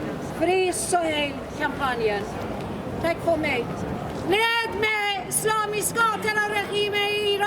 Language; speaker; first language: Swedish; non-native, fluent; Persian